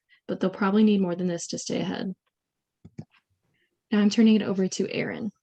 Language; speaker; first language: English; native; English